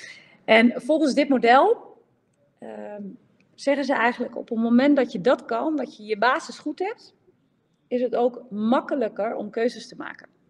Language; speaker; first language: Dutch; native; Dutch